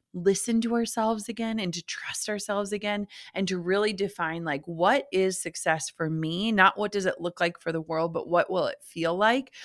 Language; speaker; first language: English; native; English